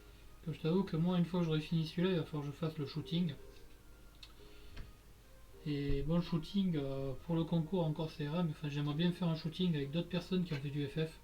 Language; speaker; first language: French; native; French